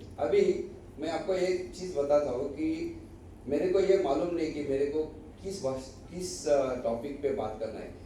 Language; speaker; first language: Hindi; non-native, local second language; Marathi